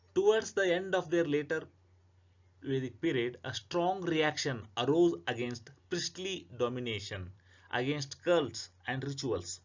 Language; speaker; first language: English; non-native, local second language; Kannada